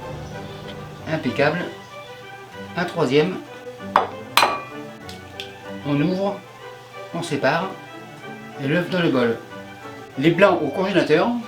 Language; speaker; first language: French; native; French